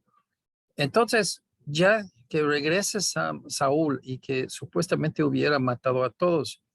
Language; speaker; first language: Spanish; non-native, fluent; English